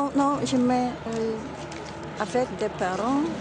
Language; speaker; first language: French; non-native, learner; Dutch